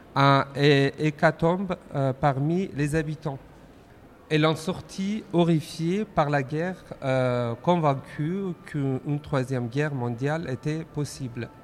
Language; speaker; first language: French; non-native, fluent; Persian